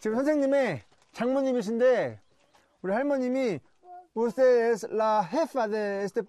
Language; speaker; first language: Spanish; non-native, learner; Korean